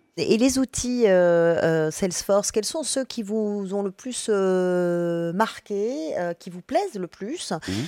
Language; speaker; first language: French; native; French